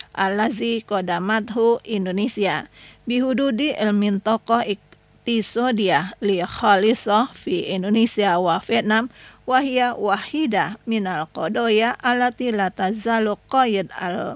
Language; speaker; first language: Arabic; non-native, fluent; Indonesian